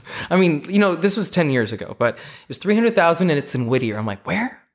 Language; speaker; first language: English; native; English